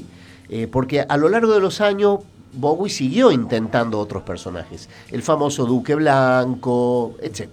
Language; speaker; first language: Spanish; native; Spanish